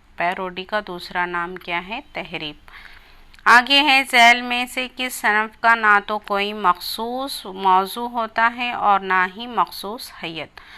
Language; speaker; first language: Urdu; native; Urdu